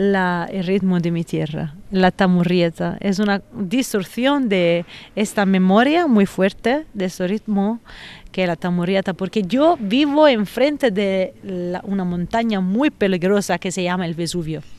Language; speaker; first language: Spanish; non-native, fluent; Italian